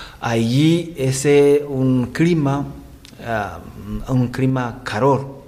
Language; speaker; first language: Spanish; non-native, learner; Rundi